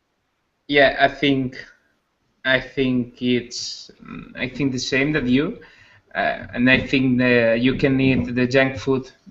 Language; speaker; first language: English; non-native, learner; Spanish